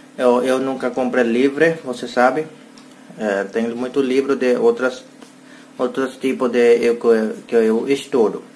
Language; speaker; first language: Portuguese; non-native, learner; Hindi